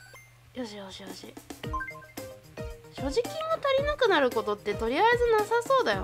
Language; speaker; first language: Japanese; native; Japanese